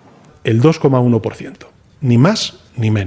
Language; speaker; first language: Spanish; native; Spanish